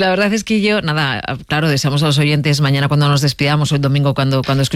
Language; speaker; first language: Spanish; native; Spanish